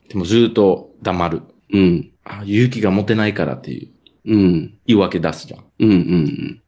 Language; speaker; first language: Japanese; non-native, fluent; English